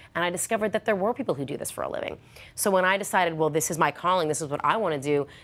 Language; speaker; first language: English; native; English